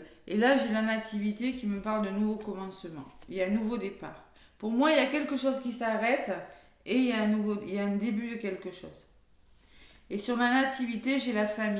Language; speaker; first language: French; native; French